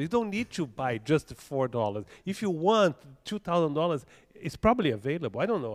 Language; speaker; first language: English; non-native, fluent; Portuguese